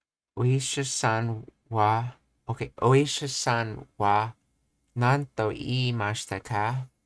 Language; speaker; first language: Japanese; non-native, learner; English